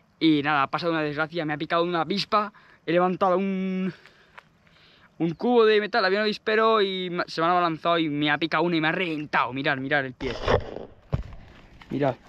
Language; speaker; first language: Spanish; native; Spanish